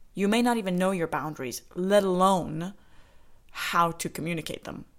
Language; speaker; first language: English; native; English